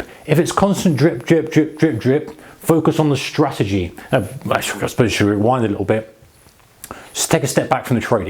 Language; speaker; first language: English; native; English